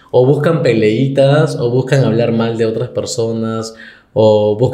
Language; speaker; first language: Spanish; native; Spanish